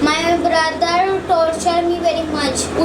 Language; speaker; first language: English; non-native, learner; Hindi